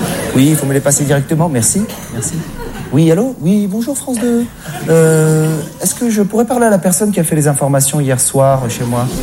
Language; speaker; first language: French; native; French